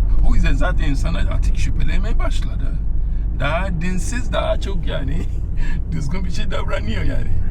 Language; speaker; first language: Turkish; non-native, fluent; Yoruba